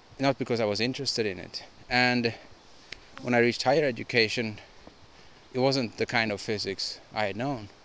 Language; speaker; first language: English; non-native, fluent; Swedish